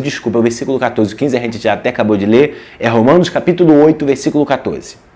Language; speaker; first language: Portuguese; native; Portuguese